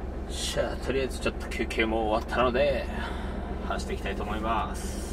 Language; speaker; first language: Japanese; native; Japanese